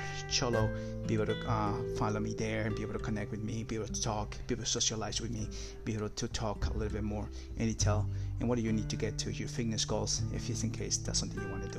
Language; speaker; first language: English; non-native, fluent; Spanish